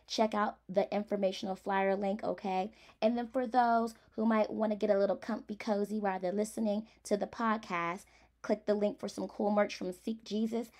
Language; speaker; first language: English; early bilingual, other home language; Spanish